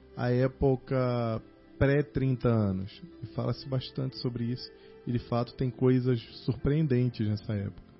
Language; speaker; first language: Portuguese; native; Portuguese